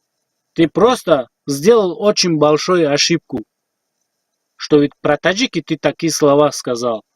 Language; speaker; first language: Russian; non-native, learner; Tajik